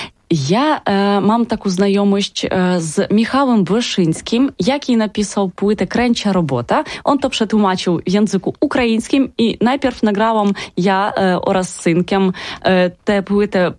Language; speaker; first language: Polish; non-native, learner; Ukrainian